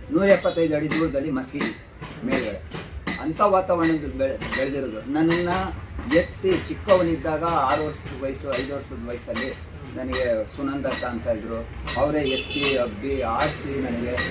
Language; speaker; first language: Kannada; non-native, local second language; Urdu